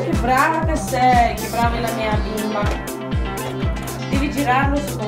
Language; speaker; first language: Italian; non-native, fluent; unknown